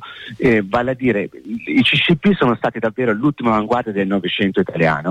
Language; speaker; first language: Italian; native; Italian